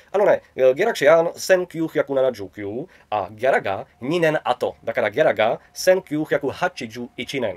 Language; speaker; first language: Japanese; non-native, learner; Czech